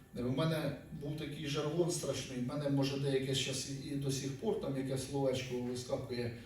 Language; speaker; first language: Ukrainian; native; Ukrainian